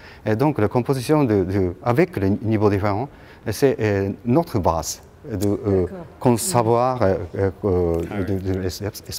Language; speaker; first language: French; non-native, learner; Japanese